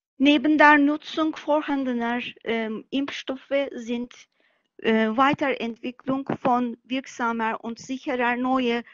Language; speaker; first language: German; non-native, fluent; Turkish